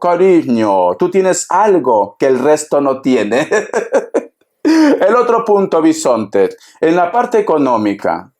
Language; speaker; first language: Spanish; native; Spanish